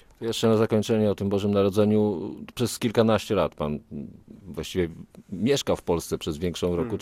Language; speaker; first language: Polish; native; Polish